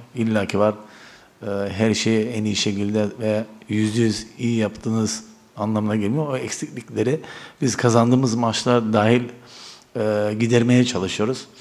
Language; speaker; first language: Turkish; early bilingual, heritage; Turkish